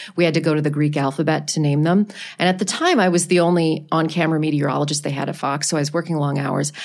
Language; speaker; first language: English; native; English